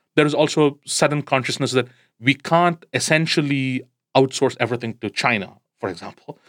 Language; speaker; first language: English; non-native, local second language; Tamil